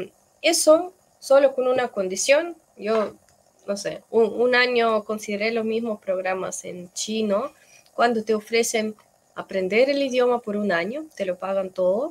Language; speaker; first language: Spanish; non-native, fluent; Russian